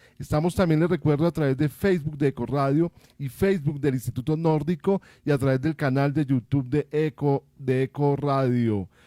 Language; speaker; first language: Spanish; native; Spanish